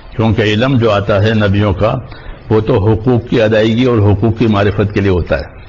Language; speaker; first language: Urdu; non-native, local second language; Gujarati